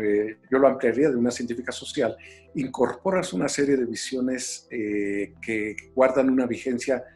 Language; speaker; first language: Spanish; native; Spanish